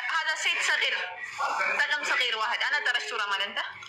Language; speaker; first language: Arabic; non-native, learner; Amharic